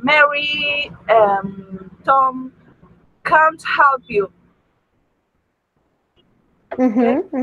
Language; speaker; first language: English; non-native, learner; Spanish